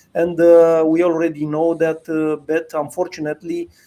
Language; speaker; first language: English; non-native, fluent; Romanian